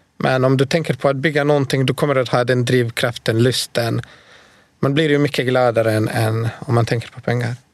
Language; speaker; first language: Swedish; non-native, fluent; Bosnian